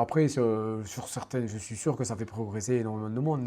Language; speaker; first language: French; native; French